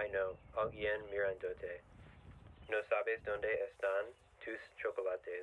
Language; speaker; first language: Spanish; non-native, learner; English